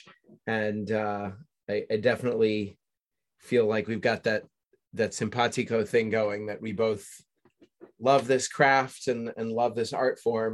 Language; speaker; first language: English; native; English